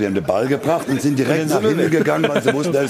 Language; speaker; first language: German; native; German